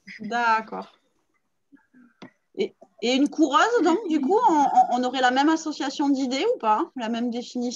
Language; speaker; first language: French; native; French